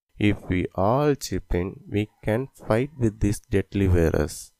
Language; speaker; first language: English; non-native, local second language; Tamil